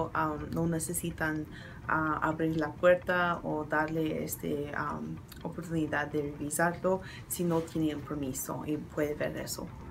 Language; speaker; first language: Spanish; non-native, learner; English